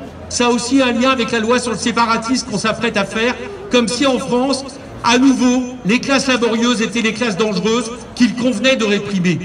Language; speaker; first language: French; native; French